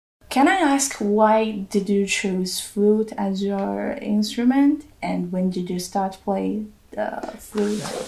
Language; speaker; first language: English; non-native, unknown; Chinese